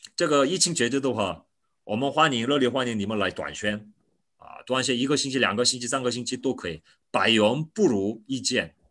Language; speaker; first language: Chinese; non-native, fluent; Korean